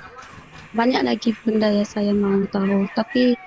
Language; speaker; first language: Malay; non-native, local second language; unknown